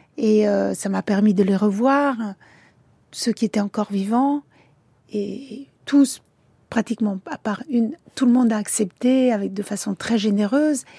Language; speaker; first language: French; early bilingual, other home language; Italian